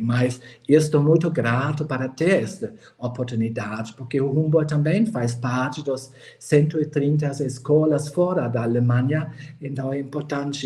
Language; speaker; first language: Portuguese; non-native, fluent; German